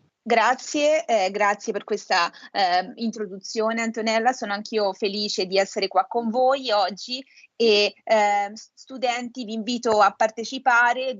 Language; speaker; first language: Italian; native; Italian